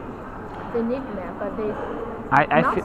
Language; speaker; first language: English; non-native, learner; Chinese